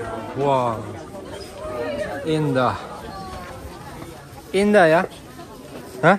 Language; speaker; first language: Indonesian; non-native, learner; Dutch